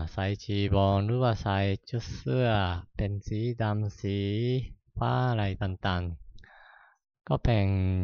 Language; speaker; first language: Thai; non-native, fluent; Japanese